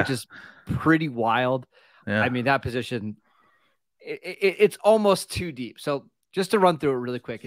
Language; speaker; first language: English; native; English